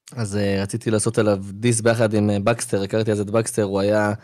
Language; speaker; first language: Hebrew; native; Hebrew